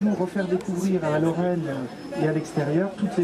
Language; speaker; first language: French; native; French